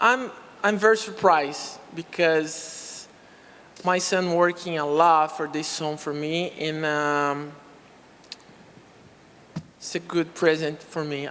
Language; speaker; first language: English; non-native, local second language; Portuguese